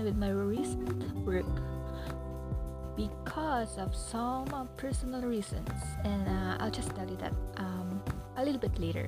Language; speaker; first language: English; non-native, local second language; Filipino